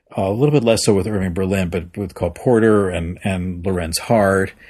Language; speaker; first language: English; native; English